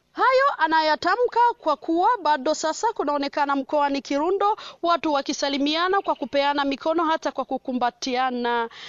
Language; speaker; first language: Swahili; non-native, local second language; Rundi